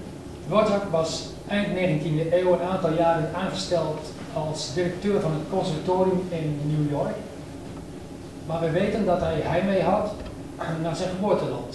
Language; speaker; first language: Dutch; native; Dutch